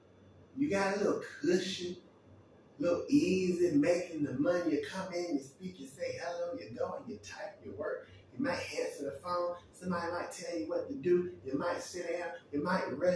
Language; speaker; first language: English; native; English